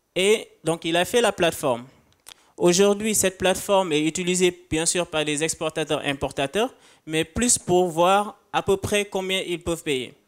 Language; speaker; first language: French; non-native, local second language; Wolof